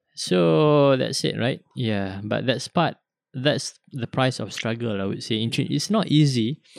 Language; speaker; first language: English; non-native, local second language; Malay